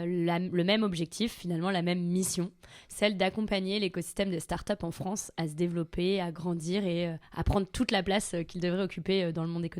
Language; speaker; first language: French; native; French